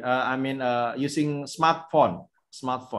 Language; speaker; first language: English; non-native, fluent; Indonesian